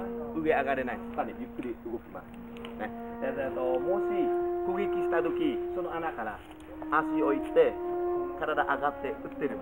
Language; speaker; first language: Japanese; non-native, learner; Vietnamese